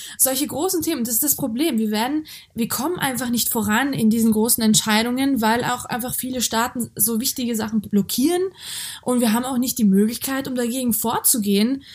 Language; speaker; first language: German; early bilingual, other home language; Georgian